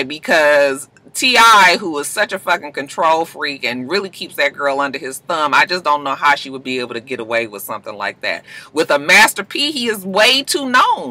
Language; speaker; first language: English; native; English